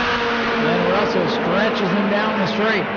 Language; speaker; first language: English; native; English